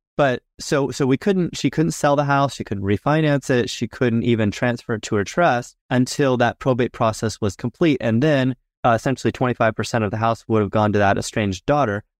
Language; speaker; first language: English; native; English